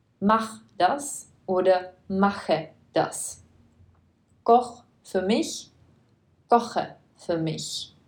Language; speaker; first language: German; non-native, fluent; Czech